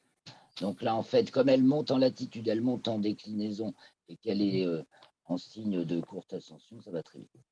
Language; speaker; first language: French; native; French